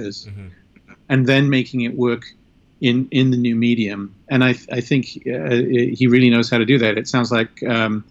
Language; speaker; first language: English; native; English